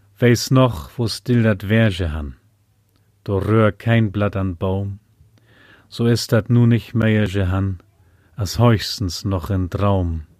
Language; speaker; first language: German; native; German